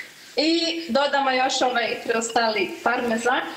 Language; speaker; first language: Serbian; early bilingual, heritage; Serbian